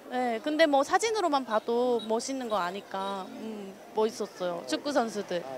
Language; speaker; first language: Korean; native; Korean